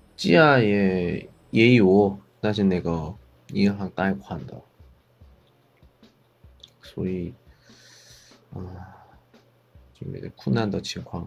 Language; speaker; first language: Chinese; non-native, learner; Korean